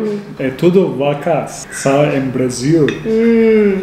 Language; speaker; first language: Portuguese; non-native, learner; Turkish